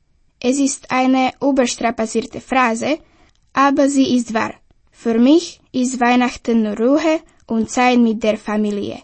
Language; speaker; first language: German; non-native, fluent; Slovak